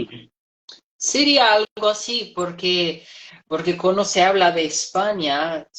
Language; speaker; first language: Spanish; non-native, fluent; Portuguese